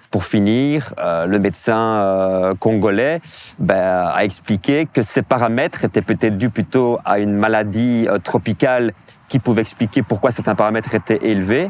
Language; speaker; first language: French; native; French